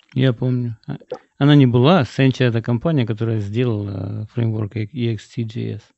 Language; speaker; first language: Russian; native; Russian